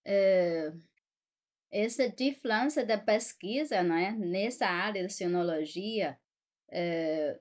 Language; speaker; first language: Portuguese; non-native, fluent; Chinese